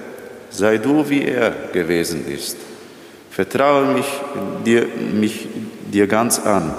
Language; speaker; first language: German; non-native, fluent; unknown